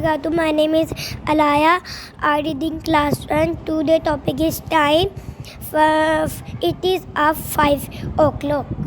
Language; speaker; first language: English; non-native, learner; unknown